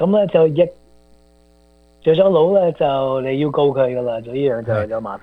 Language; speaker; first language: Chinese; early bilingual, heritage; Cantonese